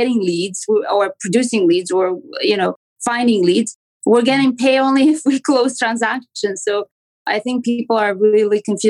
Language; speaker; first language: English; non-native, fluent; Romanian